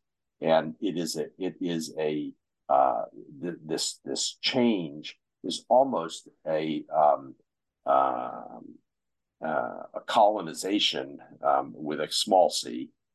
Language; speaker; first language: English; native; English